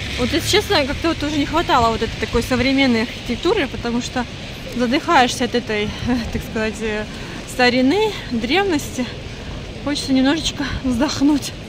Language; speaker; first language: Russian; native; Russian